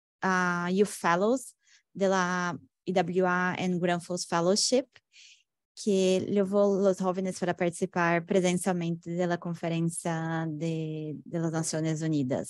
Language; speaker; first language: Spanish; non-native, fluent; Portuguese